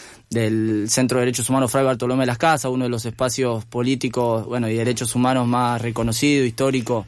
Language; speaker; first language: Spanish; native; Spanish